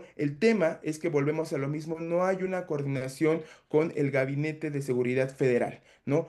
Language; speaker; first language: Spanish; native; Spanish